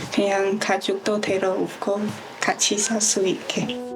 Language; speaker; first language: Korean; non-native, learner; Bangla